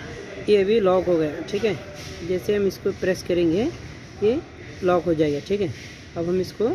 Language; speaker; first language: Hindi; native; Hindi